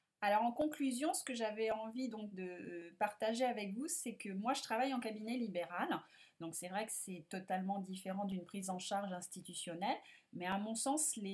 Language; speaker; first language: French; native; French